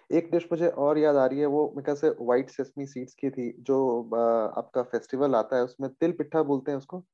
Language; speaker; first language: Hindi; native; Hindi